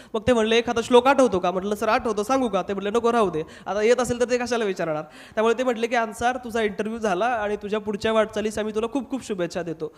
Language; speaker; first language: Marathi; non-native, local second language; Hindi